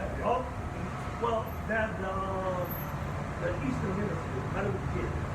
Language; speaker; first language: English; native; English